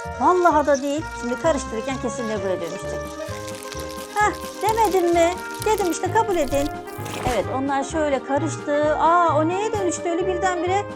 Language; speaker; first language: Turkish; native; Turkish